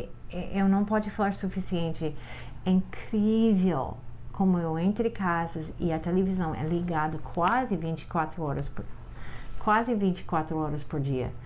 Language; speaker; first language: Portuguese; non-native, fluent; English